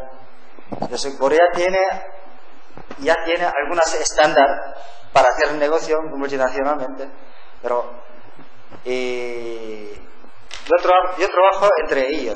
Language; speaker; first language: Spanish; non-native, learner; Korean